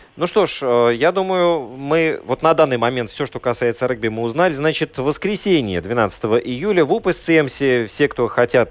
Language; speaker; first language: Russian; native; Russian